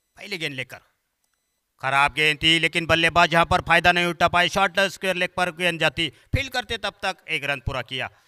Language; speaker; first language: Hindi; non-native, local second language; Marathi